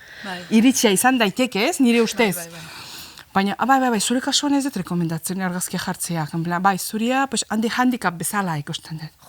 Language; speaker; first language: Basque; non-native, fluent; Azerbaijani